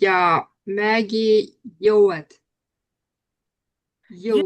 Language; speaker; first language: Estonian; non-native, learner; Russian